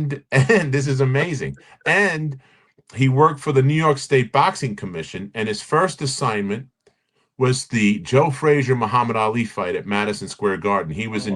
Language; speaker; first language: English; native; English